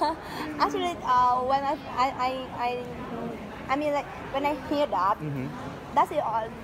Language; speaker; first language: English; non-native, learner; Vietnamese